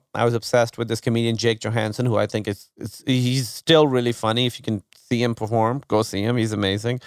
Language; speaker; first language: English; non-native, local second language; Urdu